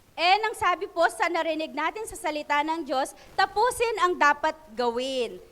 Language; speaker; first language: Filipino; non-native, local second language; Pampanga